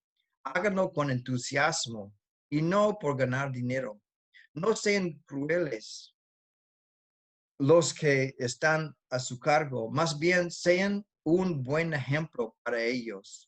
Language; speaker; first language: Spanish; non-native, fluent; English